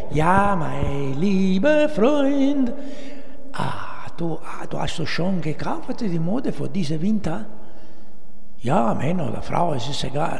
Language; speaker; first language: German; non-native, learner; Italian